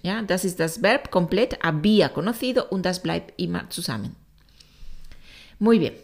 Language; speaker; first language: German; non-native, fluent; Spanish